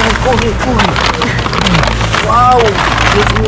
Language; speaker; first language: Spanish; non-native, learner; Filipino